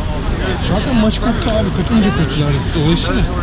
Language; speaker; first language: Turkish; native; Turkish